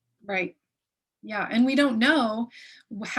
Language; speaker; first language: English; native; English